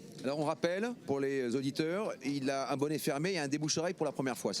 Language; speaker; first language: French; native; French